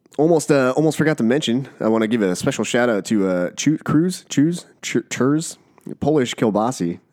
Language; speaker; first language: English; native; English